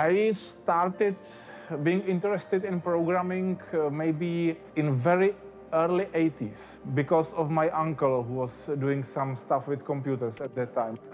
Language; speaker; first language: English; non-native, fluent; Czech